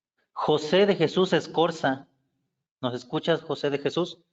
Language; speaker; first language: Spanish; native; Spanish